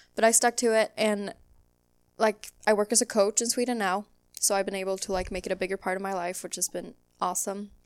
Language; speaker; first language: English; non-native, fluent; Swedish